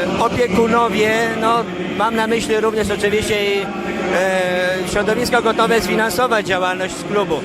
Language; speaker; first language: Polish; native; Polish